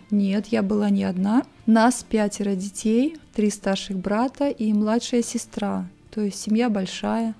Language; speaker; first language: Russian; native; Russian